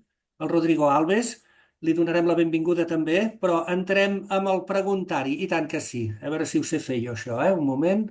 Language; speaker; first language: Catalan; native; Catalan